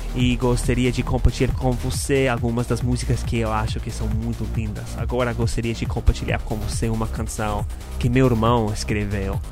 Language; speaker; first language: Portuguese; non-native, fluent; English